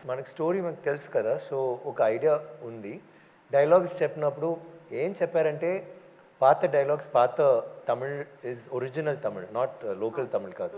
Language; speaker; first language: Telugu; non-native, local second language; Tamil